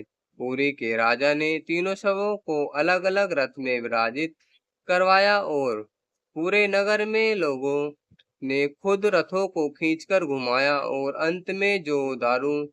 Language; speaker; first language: Hindi; native; Hindi